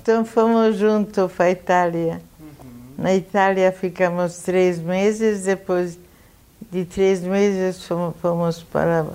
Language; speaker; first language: Portuguese; non-native, fluent; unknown